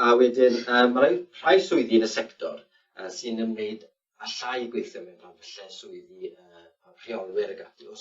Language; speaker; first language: Welsh; native; Welsh